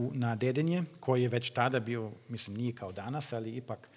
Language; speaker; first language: Serbian; non-native, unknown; German